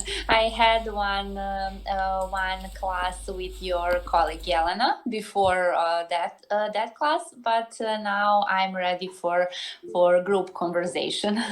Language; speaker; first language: English; non-native, learner; Serbian